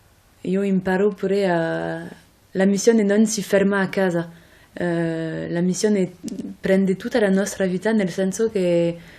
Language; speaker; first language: Italian; non-native, fluent; French